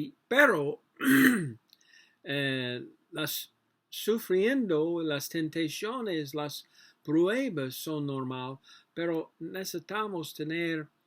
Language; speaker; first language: Spanish; non-native, learner; English